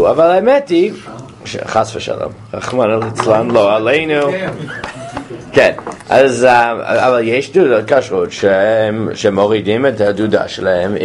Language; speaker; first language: Hebrew; non-native, fluent; English